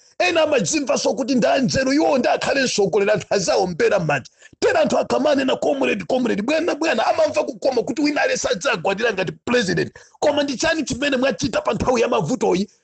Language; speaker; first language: Nyanja; non-native, local second language; Tumbuka